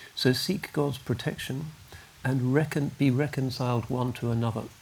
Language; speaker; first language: English; native; English